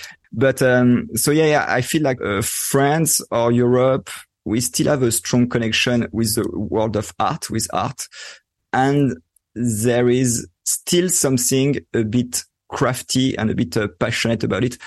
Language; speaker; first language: English; non-native, fluent; French